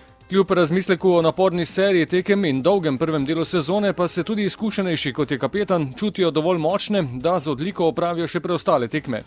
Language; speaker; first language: Slovenian; native; Slovenian